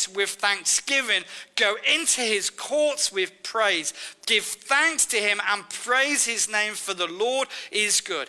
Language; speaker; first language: English; native; English